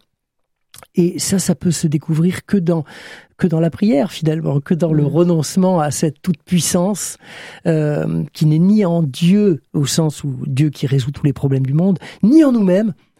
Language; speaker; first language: French; native; French